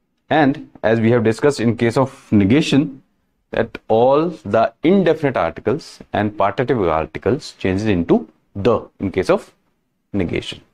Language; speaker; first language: English; non-native, local second language; Hindi